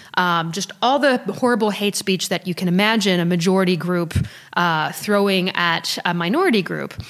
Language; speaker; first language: English; early bilingual, other home language; French